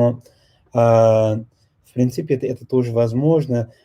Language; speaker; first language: Russian; non-native, learner; English